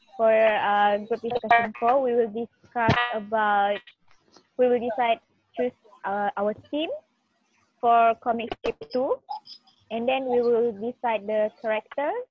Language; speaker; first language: English; non-native, learner; Malay